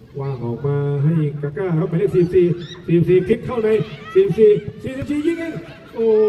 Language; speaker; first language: Thai; native; Thai